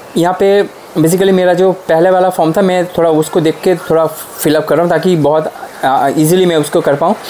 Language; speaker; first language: Hindi; non-native, local second language; Bangla